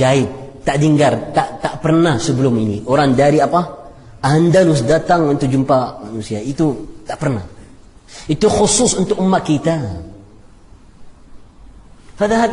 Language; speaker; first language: Indonesian; non-native, fluent; Arabic